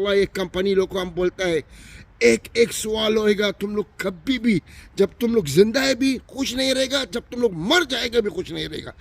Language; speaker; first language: Hindi; non-native, learner; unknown